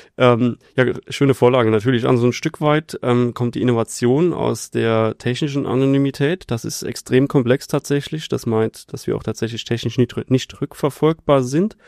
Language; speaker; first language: German; native; German